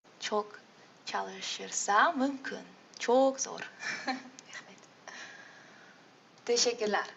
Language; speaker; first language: Turkish; non-native, learner; Russian